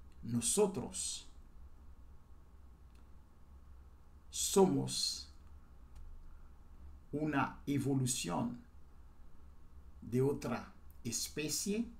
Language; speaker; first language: Spanish; non-native, fluent; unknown